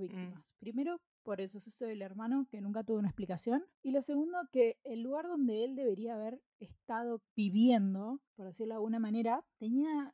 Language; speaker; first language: Spanish; native; Spanish